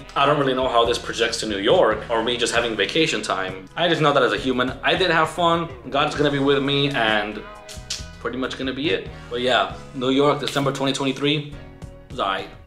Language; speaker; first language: English; native; English